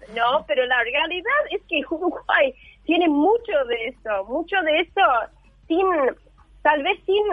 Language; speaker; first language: Spanish; non-native, fluent; English